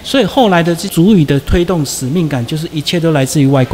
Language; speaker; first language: Chinese; native; Chinese